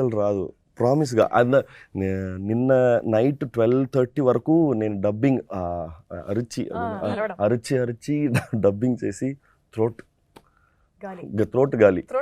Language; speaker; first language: Telugu; non-native, fluent; Tamil